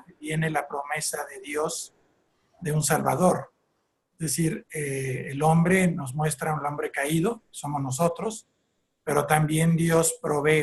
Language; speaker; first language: Spanish; native; Spanish